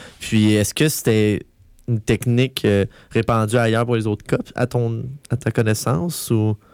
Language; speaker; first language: French; native; French